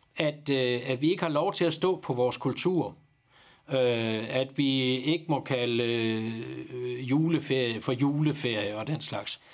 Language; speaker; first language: Danish; native; Danish